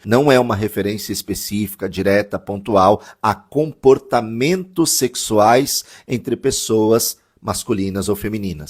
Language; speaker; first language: Portuguese; native; Portuguese